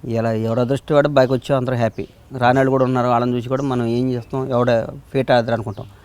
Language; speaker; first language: Telugu; native; Telugu